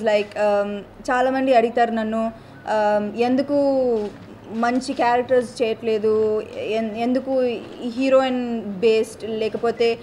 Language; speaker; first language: Telugu; non-native, local second language; Tamil